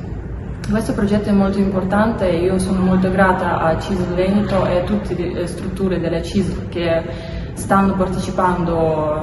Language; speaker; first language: Italian; non-native, learner; Belarusian